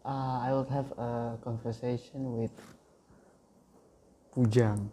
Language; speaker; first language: English; non-native, learner; Indonesian